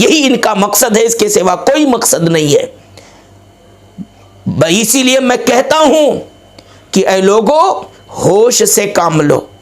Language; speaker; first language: Urdu; native; Urdu